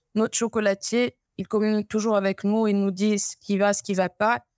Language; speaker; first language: French; non-native, fluent; Amharic